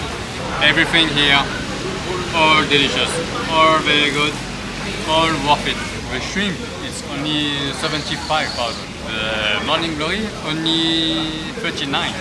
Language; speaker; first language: English; non-native, fluent; French